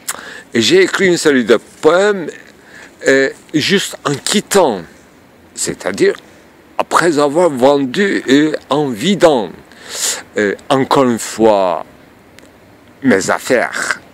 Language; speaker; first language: French; non-native, fluent; Turkish